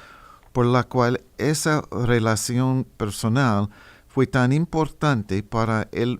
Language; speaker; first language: Spanish; non-native, fluent; English